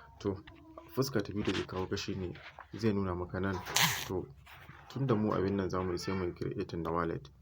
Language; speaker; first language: Hausa; native; Hausa